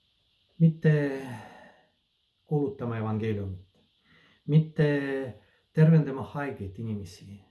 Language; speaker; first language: Estonian; non-native, fluent; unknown